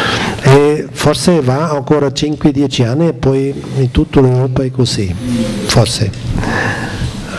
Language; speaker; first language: Italian; non-native, learner; German